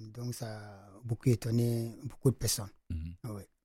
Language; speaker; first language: French; non-native, local second language; Fula